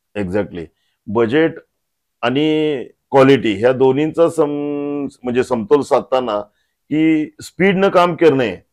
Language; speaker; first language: Marathi; native; Marathi